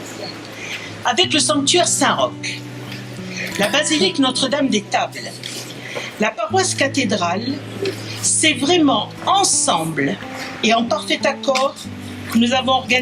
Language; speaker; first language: French; native; French